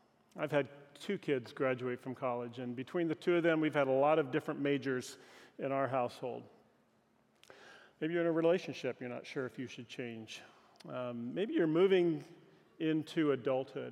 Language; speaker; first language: English; native; English